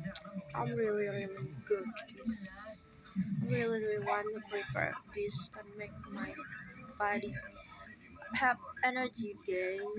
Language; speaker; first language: English; non-native, learner; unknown